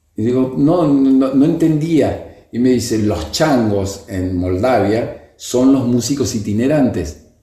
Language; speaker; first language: Spanish; native; Spanish